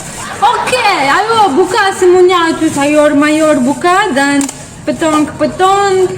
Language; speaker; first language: Indonesian; non-native, learner; Russian